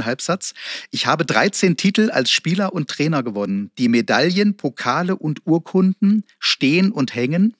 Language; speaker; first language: German; native; German